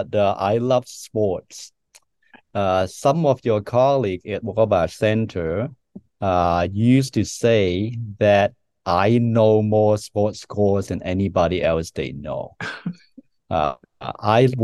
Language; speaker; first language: English; non-native, local second language; Cantonese